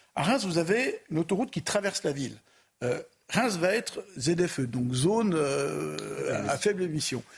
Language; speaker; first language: French; native; French